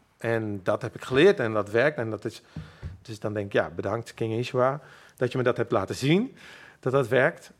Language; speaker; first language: Dutch; non-native, local second language; Western Frisian